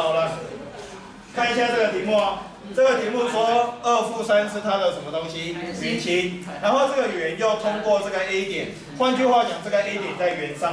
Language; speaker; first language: Chinese; native; Chinese